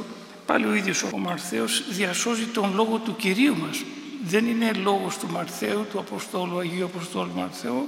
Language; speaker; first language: Greek; native; Greek